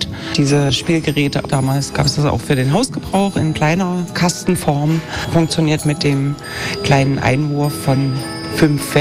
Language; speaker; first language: German; native; German